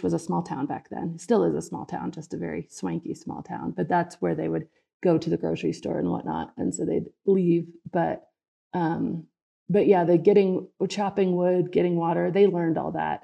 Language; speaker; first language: English; native; English